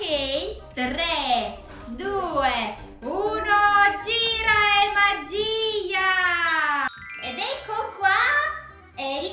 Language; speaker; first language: Italian; native; Italian